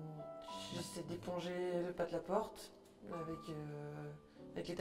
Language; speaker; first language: French; native; French